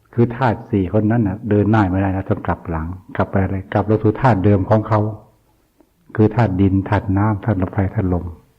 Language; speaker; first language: Thai; non-native, local second language; Northeastern Thai